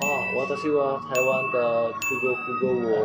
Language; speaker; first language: Japanese; non-native, learner; Indonesian